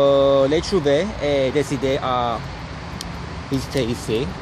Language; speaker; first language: French; non-native, learner; English